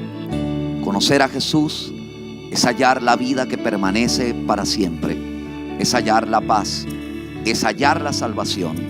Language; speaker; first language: Spanish; native; Spanish